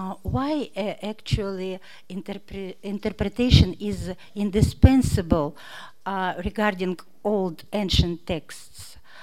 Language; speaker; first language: English; non-native, fluent; Russian